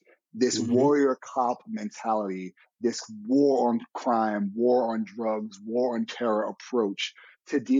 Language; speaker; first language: English; native; English